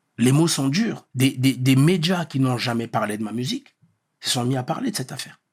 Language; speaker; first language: French; early bilingual, other home language; Lingala